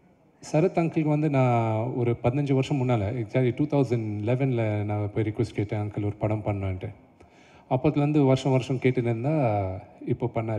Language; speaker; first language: Tamil; non-native, local second language; Telugu